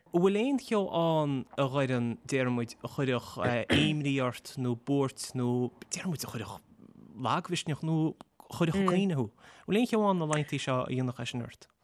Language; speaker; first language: Irish; native; Irish